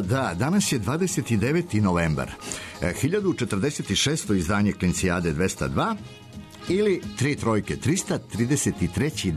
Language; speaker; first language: Serbian; native; Serbian